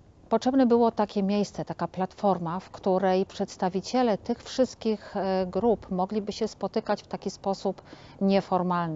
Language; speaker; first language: Polish; native; Polish